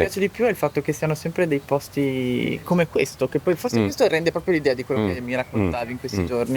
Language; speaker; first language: Italian; native; Italian